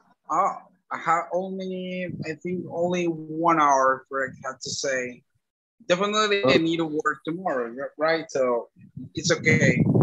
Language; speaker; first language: English; non-native, fluent; Spanish